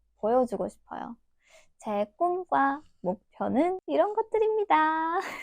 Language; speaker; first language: Korean; non-native, fluent; Turkish